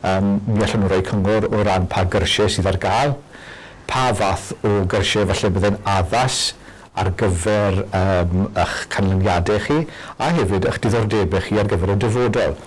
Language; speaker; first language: Welsh; native; Welsh